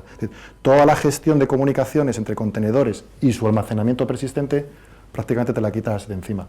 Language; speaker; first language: Spanish; native; Spanish